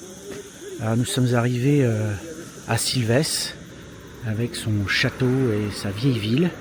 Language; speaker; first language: French; native; French